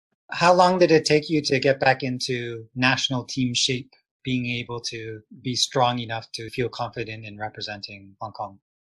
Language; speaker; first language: English; early bilingual, other home language; Chinese